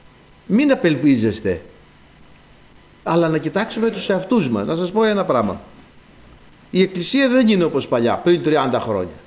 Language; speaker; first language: Greek; native; Greek